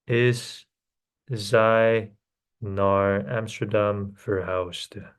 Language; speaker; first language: Dutch; non-native, learner; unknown